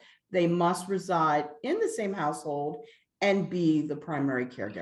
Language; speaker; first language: English; native; English